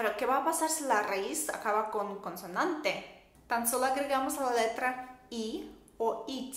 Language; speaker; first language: Spanish; non-native, fluent; Russian